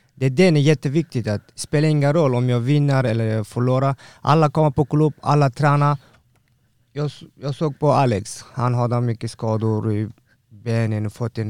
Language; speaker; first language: Swedish; non-native, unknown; Persian